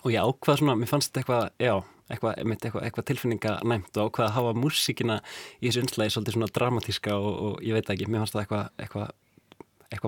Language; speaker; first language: Icelandic; native; Icelandic